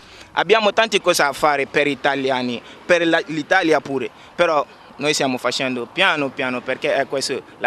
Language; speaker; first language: Italian; non-native, learner; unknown